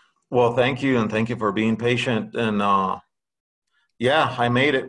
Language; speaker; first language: English; early bilingual, other home language; Spanish